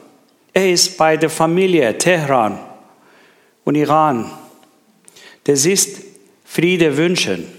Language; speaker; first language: German; non-native, learner; Persian